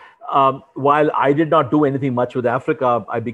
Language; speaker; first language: English; non-native, local second language; Hindi